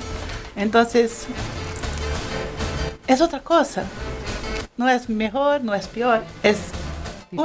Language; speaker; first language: Spanish; non-native, fluent; Portuguese